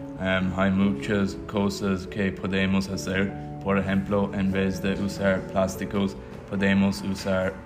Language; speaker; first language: Spanish; non-native, learner; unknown